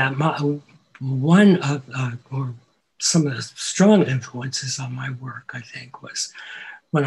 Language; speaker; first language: English; native; English